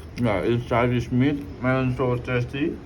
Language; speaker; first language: English; non-native, learner; Indonesian